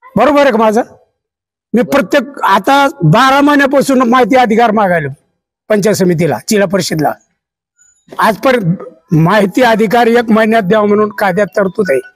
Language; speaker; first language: Marathi; non-native, local second language; Lambadi